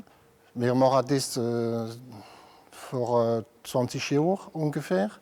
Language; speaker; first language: German; non-native, local second language; French